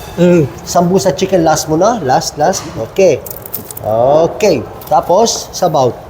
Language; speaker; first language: Filipino; non-native, learner; Arabic